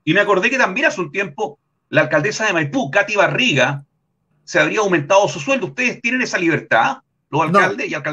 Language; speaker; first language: Spanish; native; Spanish